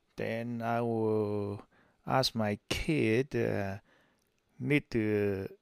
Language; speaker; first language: English; non-native, local second language; Cantonese